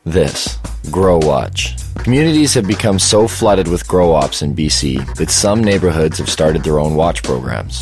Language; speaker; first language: English; native; English